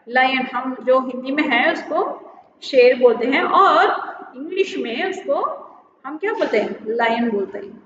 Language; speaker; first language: Hindi; non-native, local second language; Tamil